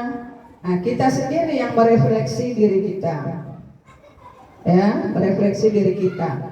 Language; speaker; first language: Indonesian; native; Indonesian